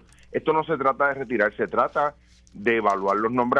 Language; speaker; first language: Spanish; native; Spanish